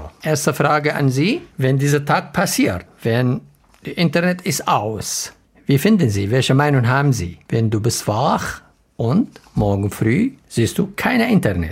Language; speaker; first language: German; non-native, learner; Arabic